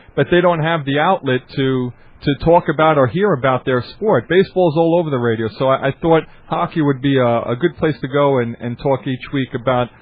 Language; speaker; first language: English; native; English